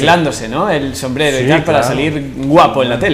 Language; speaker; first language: Spanish; native; Spanish